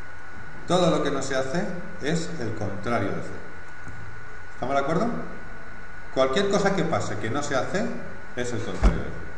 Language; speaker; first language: Spanish; native; Spanish